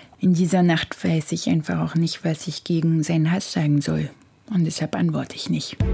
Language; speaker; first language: German; non-native, fluent; French